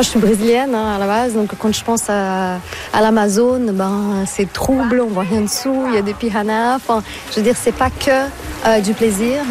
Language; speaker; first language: French; non-native, fluent; Portuguese